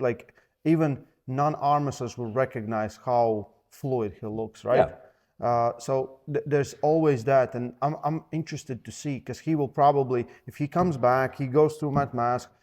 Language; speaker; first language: English; non-native, fluent; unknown